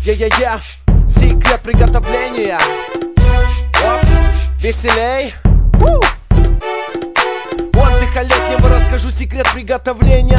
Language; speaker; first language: Russian; native; Russian